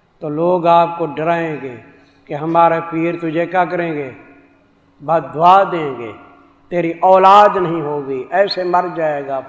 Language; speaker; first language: Urdu; non-native, local second language; Saraiki